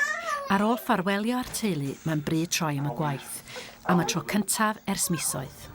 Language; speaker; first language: Welsh; native; Welsh